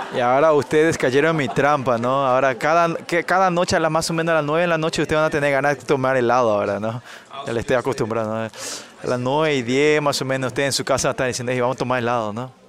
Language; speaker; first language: Spanish; non-native, fluent; Korean